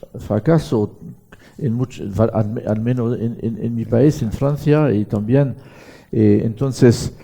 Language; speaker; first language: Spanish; non-native, fluent; French